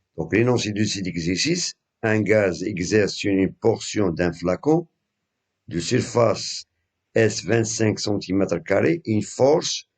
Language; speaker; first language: French; non-native, local second language; Arabic